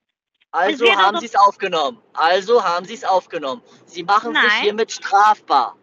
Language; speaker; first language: German; native; German